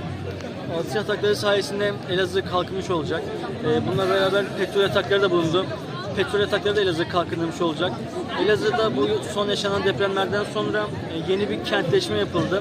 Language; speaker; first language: Turkish; native; Turkish